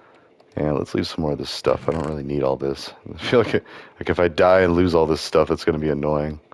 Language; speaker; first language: English; native; English